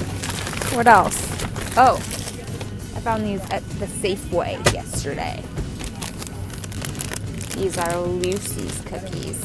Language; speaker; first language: English; native; English